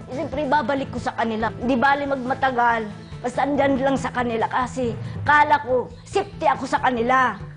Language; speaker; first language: Filipino; native; Filipino